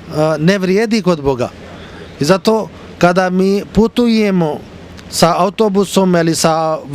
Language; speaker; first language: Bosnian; non-native, learner; Urdu